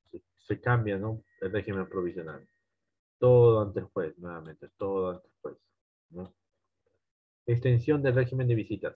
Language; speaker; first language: Spanish; native; Spanish